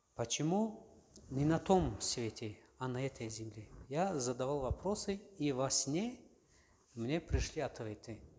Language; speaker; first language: Russian; non-native, local second language; Tajik